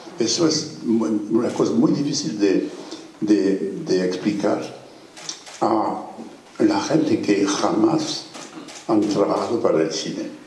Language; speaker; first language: Spanish; non-native, fluent; French